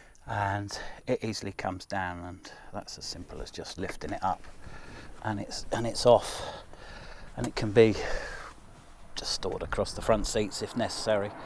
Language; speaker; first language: English; native; English